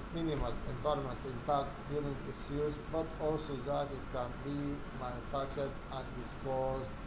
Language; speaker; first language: English; non-native, fluent; Arabic